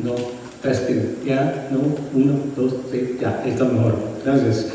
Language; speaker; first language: Spanish; early bilingual, heritage; Spanish